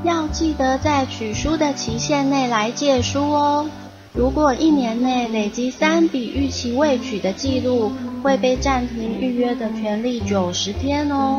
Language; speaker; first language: Chinese; native; Chinese